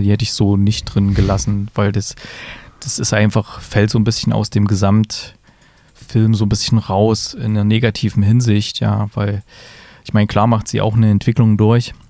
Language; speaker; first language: German; native; German